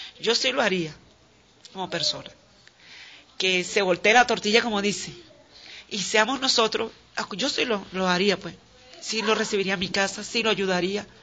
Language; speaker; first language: Spanish; native; Spanish